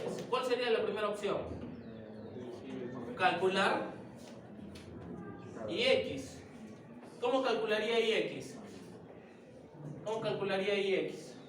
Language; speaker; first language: Spanish; native; Spanish